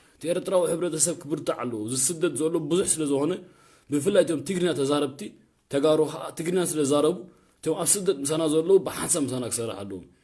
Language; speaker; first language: Tigrinya; early bilingual, heritage; Tigrinya